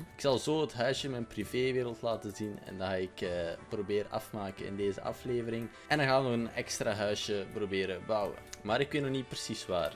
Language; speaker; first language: Dutch; native; Dutch